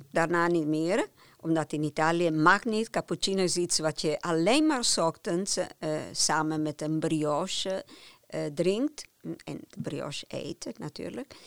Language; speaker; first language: Dutch; non-native, fluent; Italian